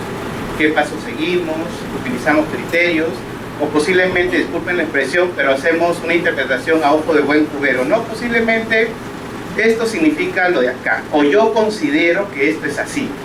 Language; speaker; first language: Spanish; native; Spanish